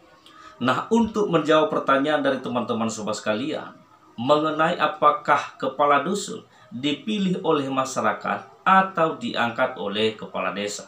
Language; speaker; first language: Indonesian; native; Indonesian